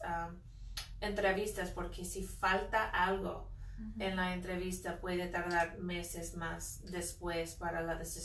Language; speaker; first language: Spanish; non-native, fluent; English